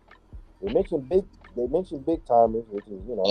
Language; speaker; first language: English; native; English